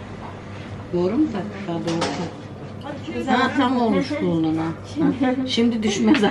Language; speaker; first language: Turkish; native; Turkish